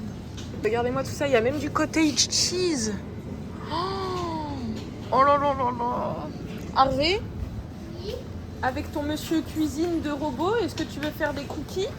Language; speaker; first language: French; native; French